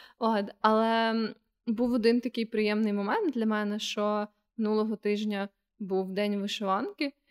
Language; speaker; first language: Ukrainian; non-native, local second language; Russian